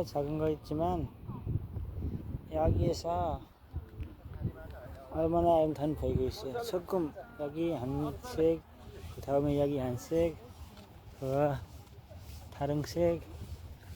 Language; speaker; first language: Korean; non-native, learner; Nepali